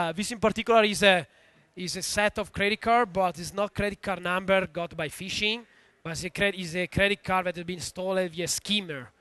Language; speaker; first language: English; non-native, fluent; Italian